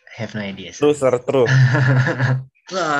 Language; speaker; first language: English; non-native, learner; Indonesian